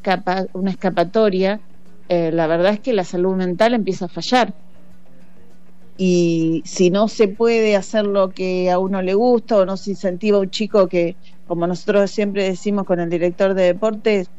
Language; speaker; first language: Spanish; native; Spanish